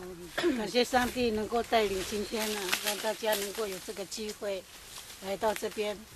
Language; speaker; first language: Chinese; non-native, local second language; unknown